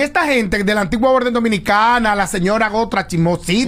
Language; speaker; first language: Spanish; native; Spanish